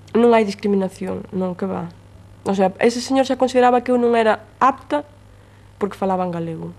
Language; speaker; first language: Galician; native; Galician